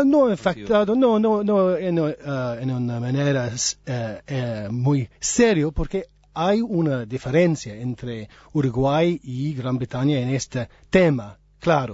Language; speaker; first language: Spanish; non-native, learner; English